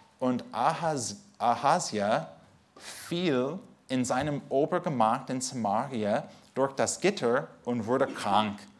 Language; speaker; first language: German; non-native, fluent; English